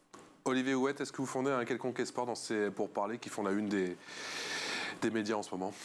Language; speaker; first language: French; native; French